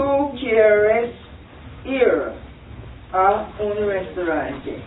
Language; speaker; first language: Spanish; non-native, learner; English